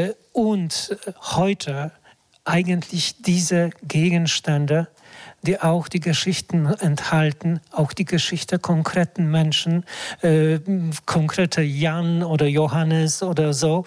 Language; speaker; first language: German; non-native, fluent; Polish